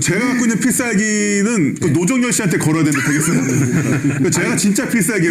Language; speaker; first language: Korean; native; Korean